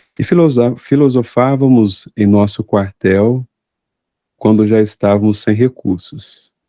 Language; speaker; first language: Portuguese; native; Portuguese